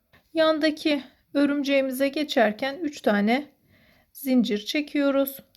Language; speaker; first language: Turkish; native; Turkish